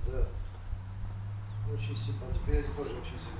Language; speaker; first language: Russian; non-native, local second language; Armenian